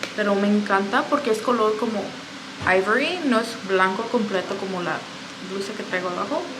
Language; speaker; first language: Spanish; early bilingual, other home language; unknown